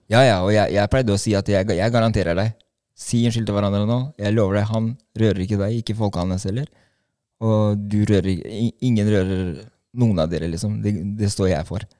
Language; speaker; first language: Norwegian; early bilingual, other home language; Albanian